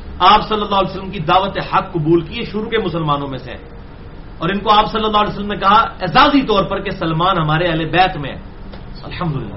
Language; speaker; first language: Urdu; non-native, local second language; Punjabi